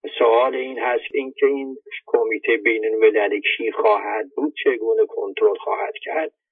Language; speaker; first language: Persian; native; Persian